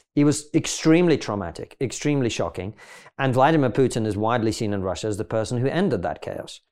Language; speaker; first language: English; non-native, fluent; Russian